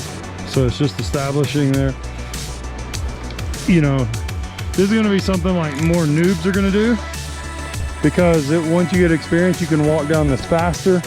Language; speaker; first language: English; native; English